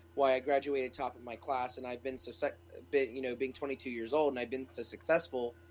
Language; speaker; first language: English; native; English